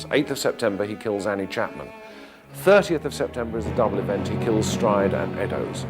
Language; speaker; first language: English; native; English